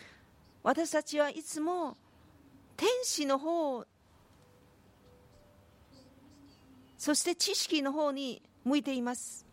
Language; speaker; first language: Japanese; non-native, fluent; Korean